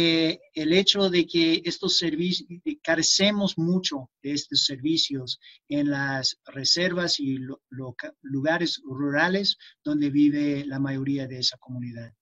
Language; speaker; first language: Spanish; non-native, fluent; English